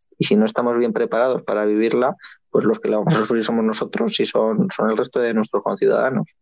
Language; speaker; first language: Spanish; native; Spanish